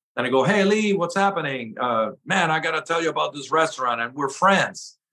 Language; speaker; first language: English; early bilingual, other home language; Spanish